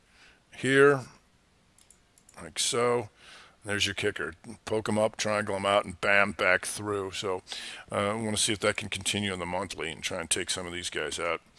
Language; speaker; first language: English; native; English